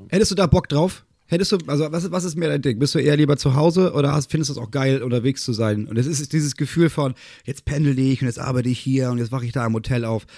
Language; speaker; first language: German; native; German